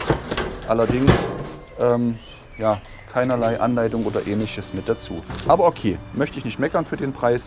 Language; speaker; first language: German; native; German